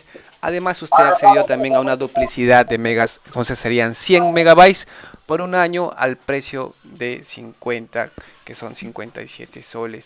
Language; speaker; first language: Spanish; native; Spanish